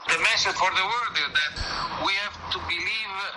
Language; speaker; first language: English; non-native, fluent; Italian